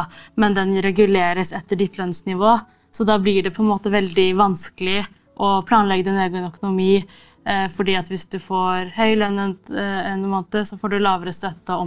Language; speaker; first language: Norwegian; native; Norwegian